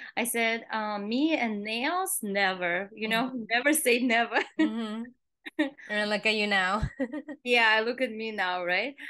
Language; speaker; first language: English; non-native, fluent; Kazakh